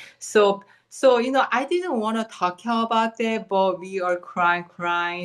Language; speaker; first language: English; non-native, fluent; Korean